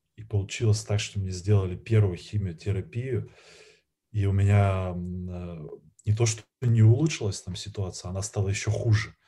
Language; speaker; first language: Russian; native; Russian